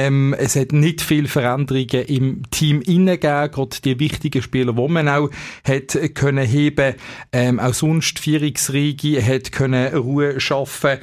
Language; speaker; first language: German; native; German